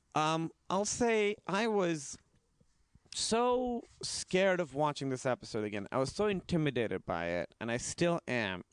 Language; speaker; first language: English; non-native, local second language; Urdu